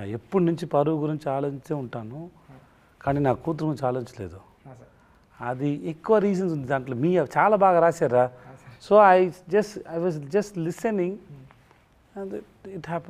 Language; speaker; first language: Telugu; non-native, learner; Tamil